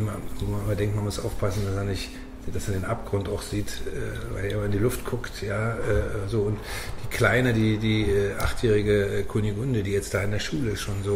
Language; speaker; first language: German; native; German